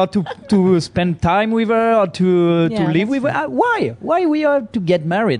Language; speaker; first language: English; non-native, learner; French